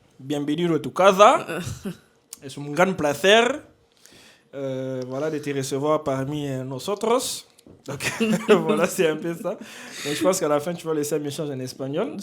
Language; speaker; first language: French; non-native, local second language; Lingala